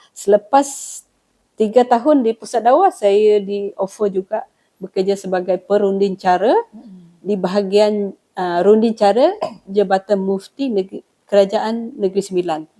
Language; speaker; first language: Malay; non-native, local second language; Iban